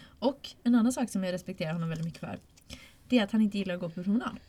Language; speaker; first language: Swedish; native; Swedish